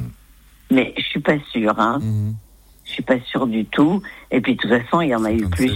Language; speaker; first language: French; native; French